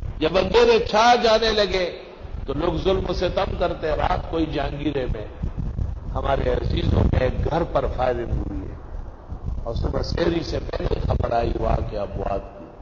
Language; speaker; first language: Urdu; non-native, local second language; Pashto